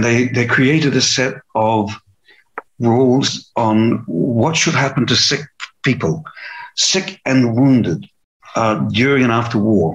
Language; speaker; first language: English; native; English